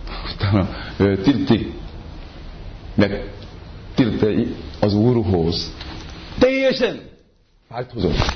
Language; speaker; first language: Hungarian; non-native, learner; Korean